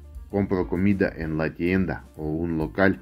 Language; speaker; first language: Spanish; non-native, fluent; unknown